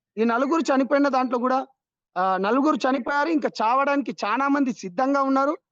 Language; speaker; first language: Telugu; non-native, local second language; Lambadi